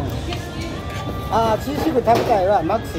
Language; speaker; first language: Japanese; non-native, learner; Filipino